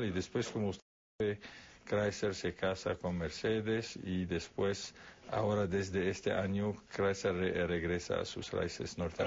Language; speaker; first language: Spanish; non-native, fluent; Arabic